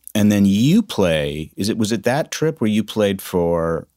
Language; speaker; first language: English; native; English